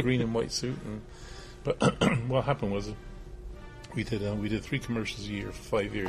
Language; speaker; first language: English; native; English